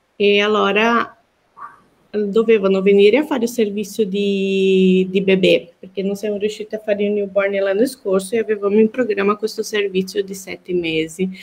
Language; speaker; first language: Italian; non-native, fluent; Portuguese